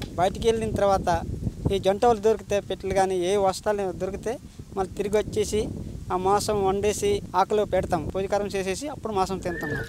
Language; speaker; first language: Telugu; non-native, local second language; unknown